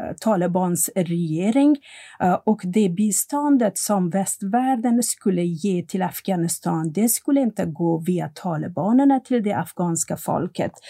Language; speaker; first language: Swedish; non-native, fluent; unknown